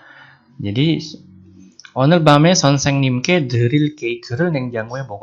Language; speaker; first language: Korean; non-native, fluent; Indonesian